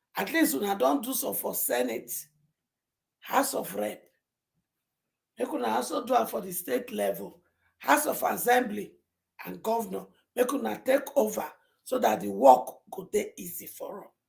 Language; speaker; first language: Nigerian Pidgin; non-native, local second language; Yoruba